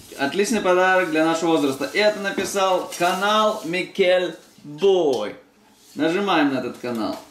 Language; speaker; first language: Russian; native; Russian